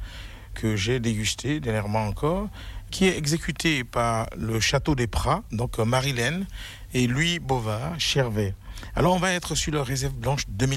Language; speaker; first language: French; native; French